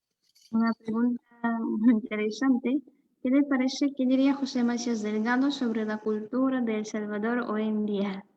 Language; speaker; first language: Spanish; non-native, fluent; Russian